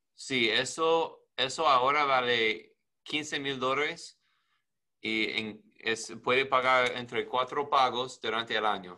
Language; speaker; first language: Spanish; non-native, learner; English